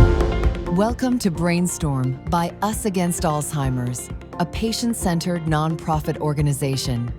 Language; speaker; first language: English; native; English